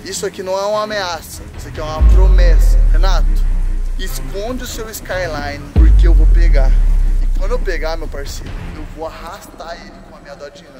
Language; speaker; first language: Portuguese; native; Portuguese